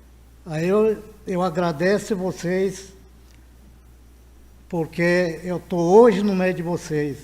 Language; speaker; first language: Portuguese; non-native, local second language; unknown